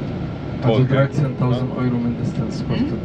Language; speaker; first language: German; non-native, fluent; Arabic